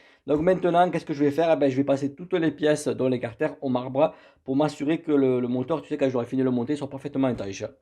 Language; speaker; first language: French; native; French